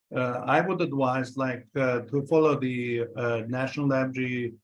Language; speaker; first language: English; non-native, fluent; Armenian